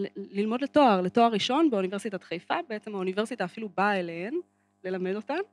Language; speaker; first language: Hebrew; native; Hebrew